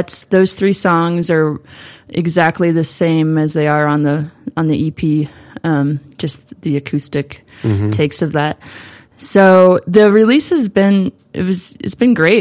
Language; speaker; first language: English; native; English